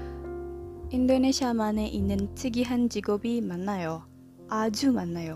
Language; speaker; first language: Korean; non-native, learner; Indonesian